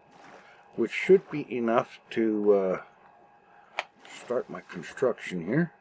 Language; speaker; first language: English; native; English